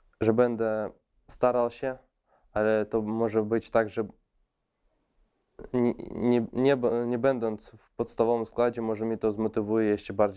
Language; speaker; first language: Polish; non-native, fluent; Russian